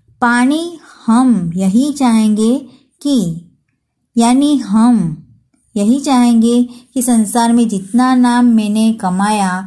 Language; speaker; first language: Hindi; non-native, local second language; Gujarati